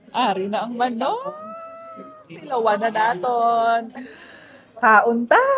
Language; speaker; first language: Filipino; non-native, local second language; Hiligaynon